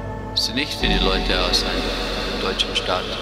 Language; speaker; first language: German; non-native, learner; English